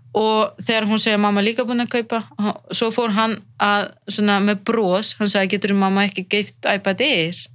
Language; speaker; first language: Icelandic; non-native, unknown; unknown